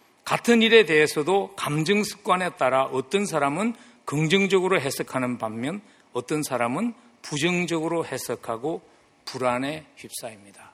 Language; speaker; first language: Korean; native; Korean